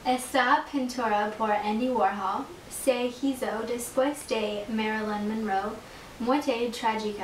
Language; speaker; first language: Spanish; non-native, learner; English